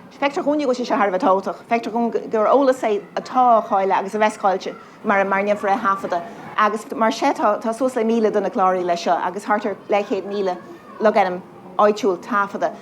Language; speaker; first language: Irish; native; Irish